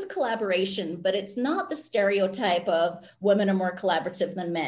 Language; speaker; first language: English; native; English